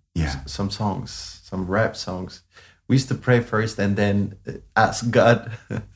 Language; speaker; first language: English; non-native, fluent; Amharic